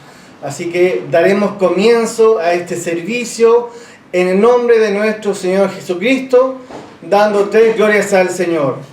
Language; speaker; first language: Spanish; native; Spanish